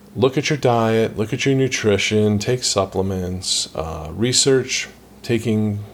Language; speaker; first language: English; native; English